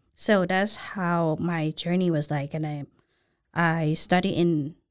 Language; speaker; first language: English; non-native, learner; Thai